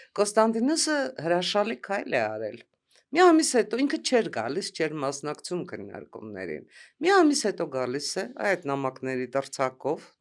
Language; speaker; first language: Armenian; native; Armenian